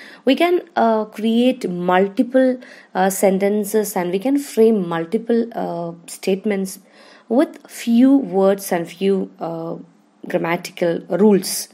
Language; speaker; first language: English; non-native, local second language; Malayalam